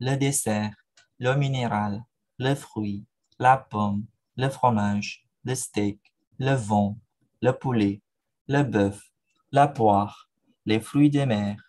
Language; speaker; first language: French; non-native, fluent; Indonesian